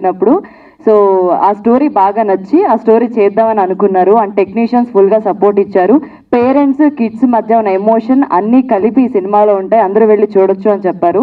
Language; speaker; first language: Telugu; native; Telugu